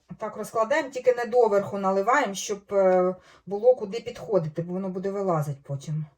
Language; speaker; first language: Ukrainian; native; Ukrainian